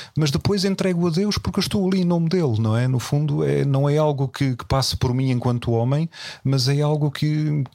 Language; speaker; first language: Portuguese; native; Portuguese